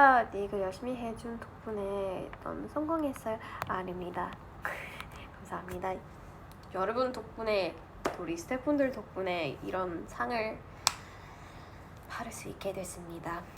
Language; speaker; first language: Korean; non-native, learner; English